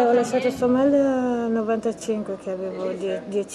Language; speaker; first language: Italian; early bilingual, other home language; Somali